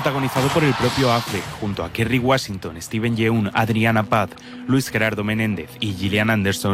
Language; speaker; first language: Spanish; native; Spanish